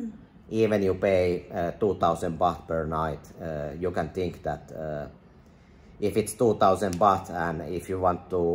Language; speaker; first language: English; non-native, fluent; Finnish